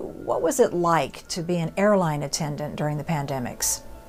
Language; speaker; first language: English; native; English